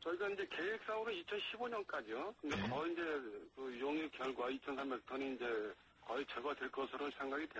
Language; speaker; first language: Korean; native; Korean